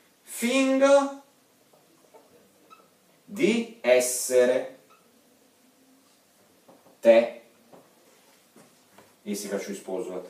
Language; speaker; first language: Italian; non-native, fluent; Russian